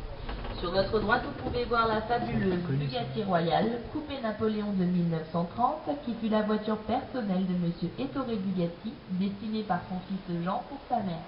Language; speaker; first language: French; native; French